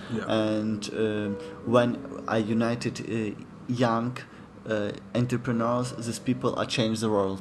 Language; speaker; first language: English; non-native, learner; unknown